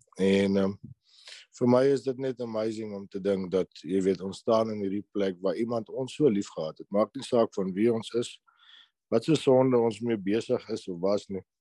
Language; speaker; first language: Afrikaans; native; Afrikaans